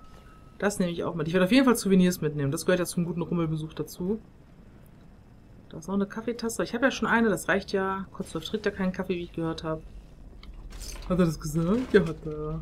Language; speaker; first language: German; native; German